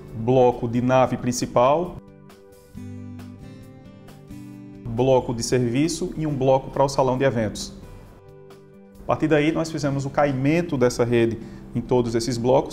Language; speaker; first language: Portuguese; native; Portuguese